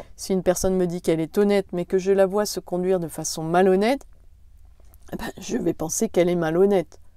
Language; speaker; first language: French; native; French